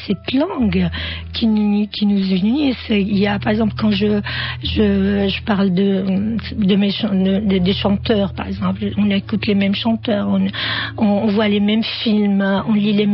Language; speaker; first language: French; non-native, fluent; Arabic